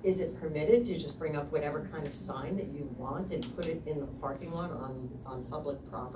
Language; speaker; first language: English; native; English